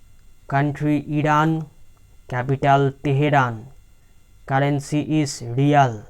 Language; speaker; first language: English; non-native, local second language; Bangla